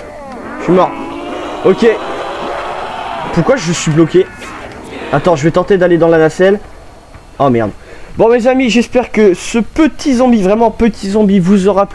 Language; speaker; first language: French; native; French